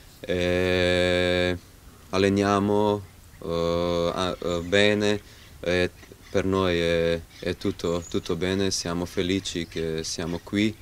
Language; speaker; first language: Italian; non-native, learner; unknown